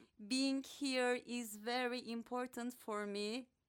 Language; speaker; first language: English; non-native, fluent; Turkish